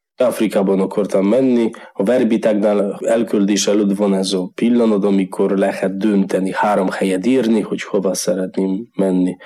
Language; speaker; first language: Hungarian; non-native, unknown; Polish